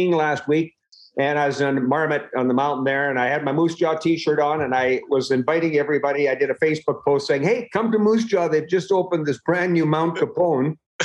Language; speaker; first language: English; native; English